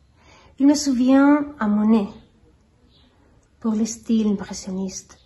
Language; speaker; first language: French; non-native, fluent; Spanish